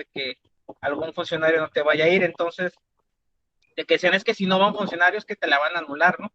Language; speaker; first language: Spanish; native; Spanish